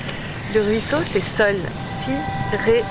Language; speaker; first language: French; native; French